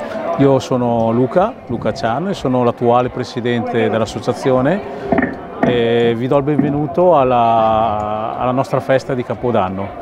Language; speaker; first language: Italian; early bilingual, other home language; Khmer